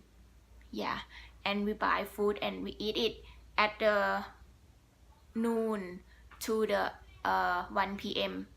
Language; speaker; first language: English; non-native, learner; Thai